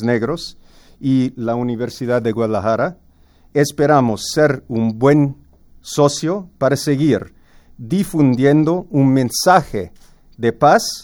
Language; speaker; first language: Spanish; non-native, fluent; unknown